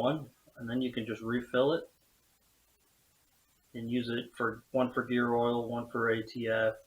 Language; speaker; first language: English; native; English